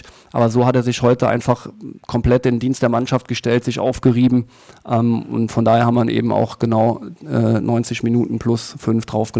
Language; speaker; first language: German; native; German